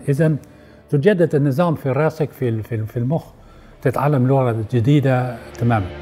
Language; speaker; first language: Arabic; non-native, fluent; Dutch